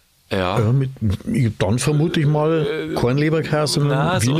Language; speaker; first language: German; native; German